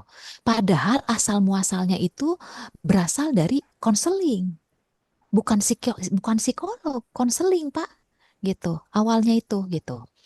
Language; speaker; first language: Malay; non-native, local second language; Sundanese